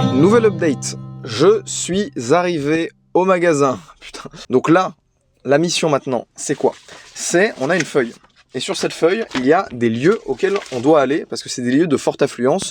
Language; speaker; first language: French; native; French